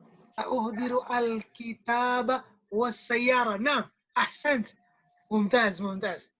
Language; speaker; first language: Arabic; non-native, fluent; Indonesian